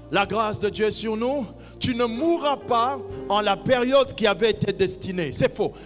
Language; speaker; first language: French; non-native, local second language; Lingala